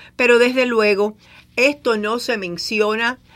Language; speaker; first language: Spanish; native; Spanish